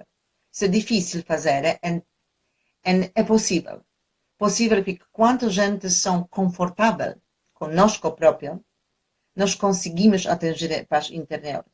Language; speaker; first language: Portuguese; non-native, fluent; Polish